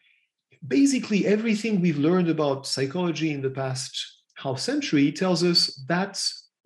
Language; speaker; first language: English; non-native, fluent; French